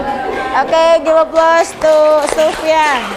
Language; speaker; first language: English; non-native, learner; Indonesian